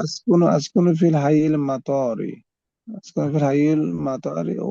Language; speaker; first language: Arabic; non-native, learner; Bangla